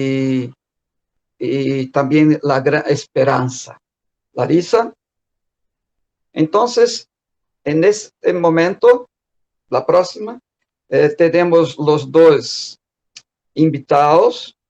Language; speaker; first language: Spanish; non-native, fluent; Portuguese